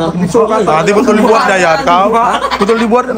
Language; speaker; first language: Malay; native; Malay